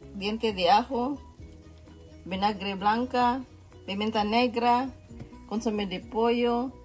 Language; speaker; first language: Spanish; non-native, learner; Filipino